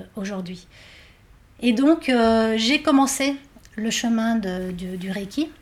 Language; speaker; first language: French; non-native, fluent; Spanish